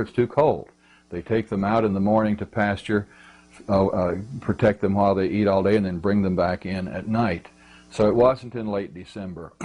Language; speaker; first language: English; native; English